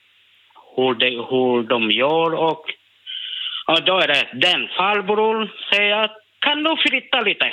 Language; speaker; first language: Swedish; non-native, learner; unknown